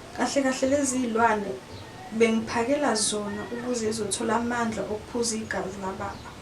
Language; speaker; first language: Zulu; non-native, local second language; Northern Sotho